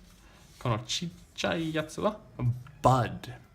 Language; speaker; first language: Japanese; non-native, learner; English